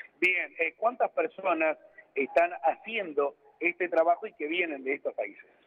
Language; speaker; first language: Spanish; native; Spanish